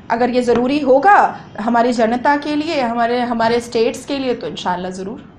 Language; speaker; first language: Hindi; native; Hindi